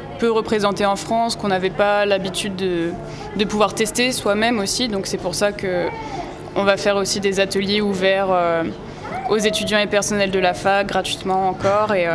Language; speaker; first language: French; native; French